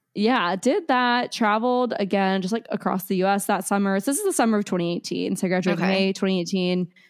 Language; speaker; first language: English; native; English